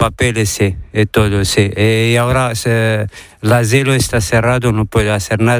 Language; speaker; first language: Spanish; non-native, learner; Arabic